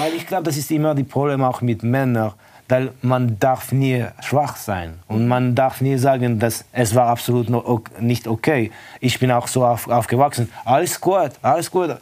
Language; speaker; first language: German; non-native, fluent; Estonian